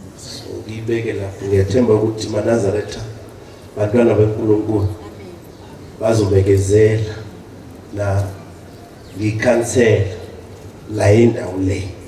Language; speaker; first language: Zulu; non-native, local second language; Southern Sotho